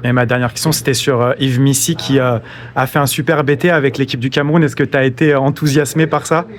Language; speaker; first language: French; native; French